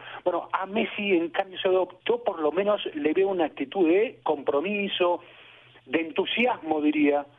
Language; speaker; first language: Spanish; native; Spanish